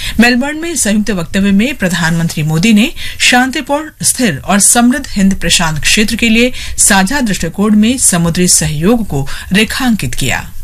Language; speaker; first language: Hindi; non-native, local second language; Assamese